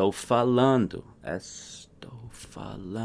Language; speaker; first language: Portuguese; non-native, fluent; English